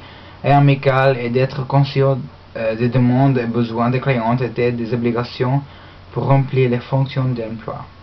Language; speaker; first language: French; non-native, learner; English